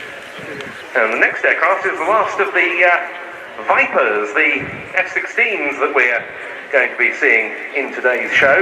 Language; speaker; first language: English; native; English